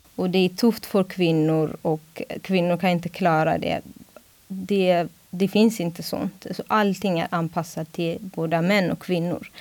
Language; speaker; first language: Swedish; non-native, fluent; Amharic